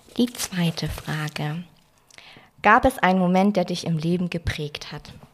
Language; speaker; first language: German; native; German